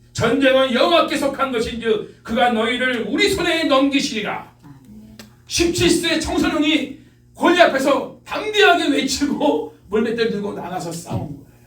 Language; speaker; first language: Korean; native; Korean